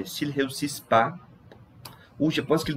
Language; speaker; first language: French; non-native, fluent; Portuguese